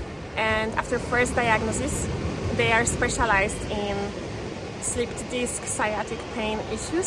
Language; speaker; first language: English; non-native, fluent; Polish